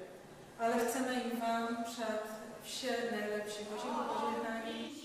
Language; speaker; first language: Czech; early bilingual, heritage; Polish